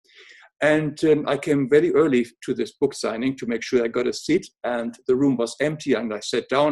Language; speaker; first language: English; non-native, fluent; German